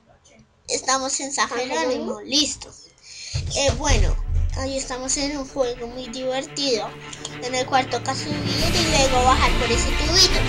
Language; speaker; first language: Spanish; native; Spanish